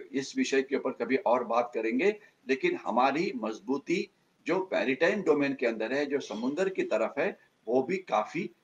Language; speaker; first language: Hindi; non-native, local second language; Marathi